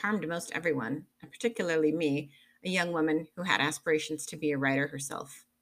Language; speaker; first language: English; native; English